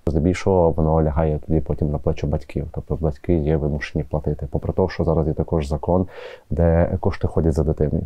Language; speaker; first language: Ukrainian; native; Ukrainian